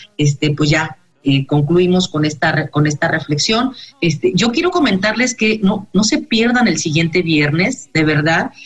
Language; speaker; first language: Spanish; native; Spanish